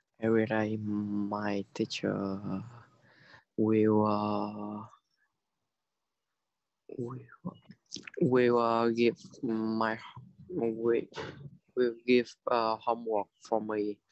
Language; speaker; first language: English; non-native, learner; Vietnamese